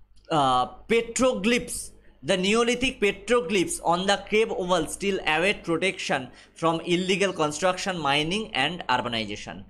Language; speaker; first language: English; non-native, local second language; Bangla